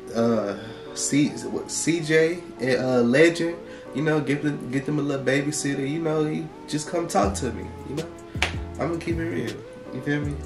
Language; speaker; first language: English; native; English